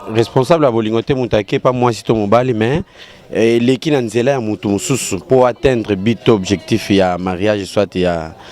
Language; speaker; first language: Lingala; non-native, local second language; Kongo